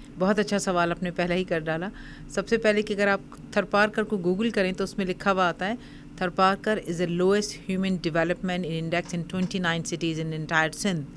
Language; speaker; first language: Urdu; native; Urdu